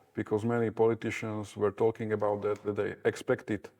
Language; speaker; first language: English; non-native, fluent; Slovak